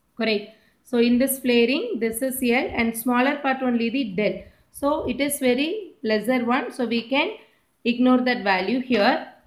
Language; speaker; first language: English; non-native, local second language; Tamil